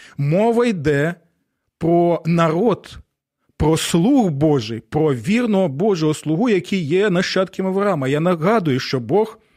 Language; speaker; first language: Ukrainian; non-native, local second language; Russian